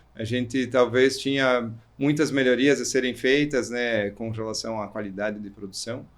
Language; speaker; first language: Portuguese; native; Portuguese